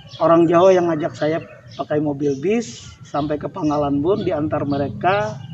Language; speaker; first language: Indonesian; non-native, local second language; Banjar